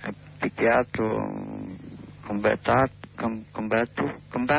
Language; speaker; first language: Italian; non-native, learner; English